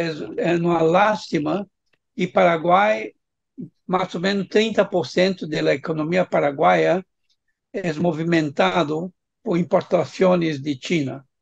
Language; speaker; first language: Spanish; non-native, fluent; Portuguese